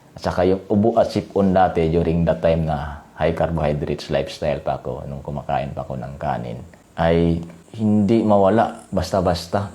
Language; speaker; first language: Filipino; non-native, local second language; Cebuano